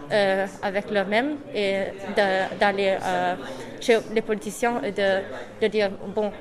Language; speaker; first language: French; non-native, fluent; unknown